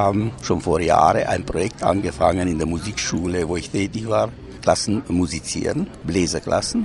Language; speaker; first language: German; native; German